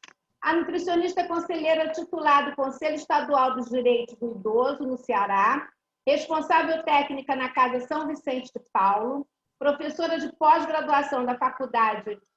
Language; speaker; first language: Portuguese; native; Portuguese